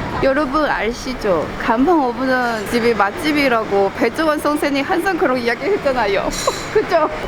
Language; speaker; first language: Korean; non-native, fluent; Chinese